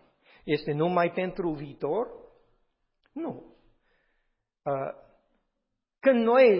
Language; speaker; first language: Romanian; non-native, fluent; English